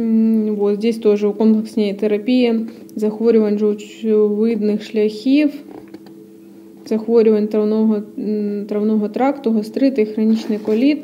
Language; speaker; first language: Russian; native; Russian